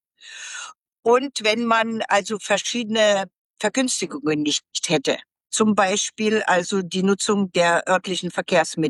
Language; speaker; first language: German; native; German